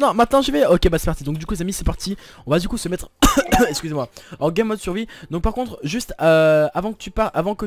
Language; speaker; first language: French; native; French